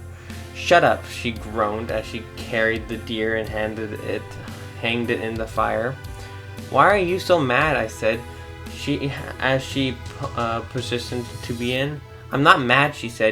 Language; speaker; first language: English; native; English